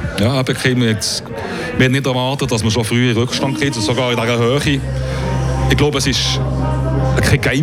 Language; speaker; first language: German; native; German